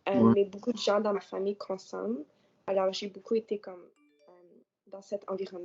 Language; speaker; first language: French; non-native, local second language; English